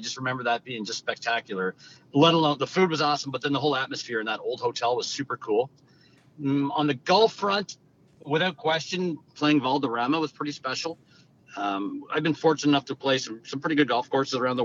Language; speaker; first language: English; native; English